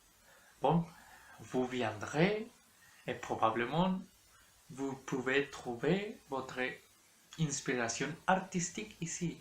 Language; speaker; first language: French; non-native, learner; Spanish